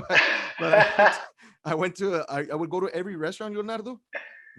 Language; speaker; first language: English; native; English